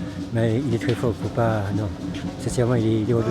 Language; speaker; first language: French; native; French